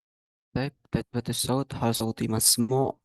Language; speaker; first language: Arabic; non-native, fluent; Indonesian